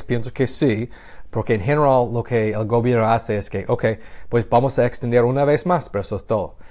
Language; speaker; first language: Spanish; non-native, fluent; English